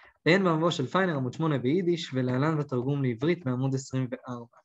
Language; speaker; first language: Hebrew; native; Hebrew